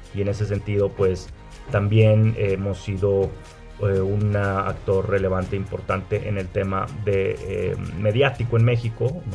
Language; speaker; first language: Spanish; native; Spanish